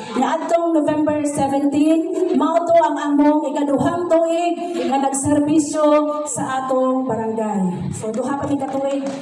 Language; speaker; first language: Cebuano; native; Cebuano